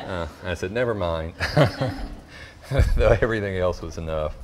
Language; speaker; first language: English; native; English